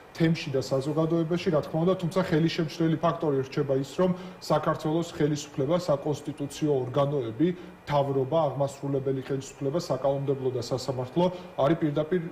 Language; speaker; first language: Georgian; non-native, local second language; Armenian